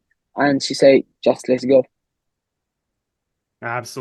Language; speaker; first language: English; non-native, learner; Arabic